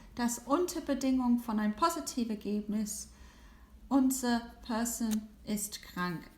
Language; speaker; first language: German; non-native, fluent; English